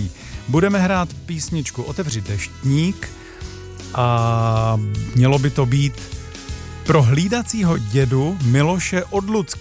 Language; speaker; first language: Czech; native; Czech